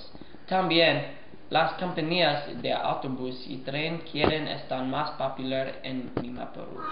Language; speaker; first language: Spanish; non-native, learner; English